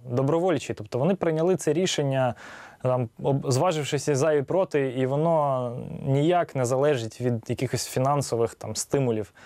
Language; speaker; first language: Ukrainian; native; Ukrainian